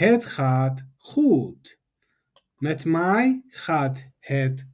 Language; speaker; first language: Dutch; non-native, fluent; Tigrinya